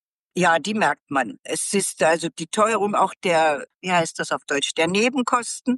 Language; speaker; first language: German; native; German